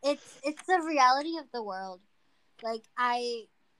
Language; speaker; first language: English; non-native, fluent; Spanish